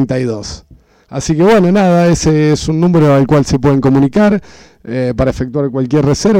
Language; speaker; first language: Spanish; native; Spanish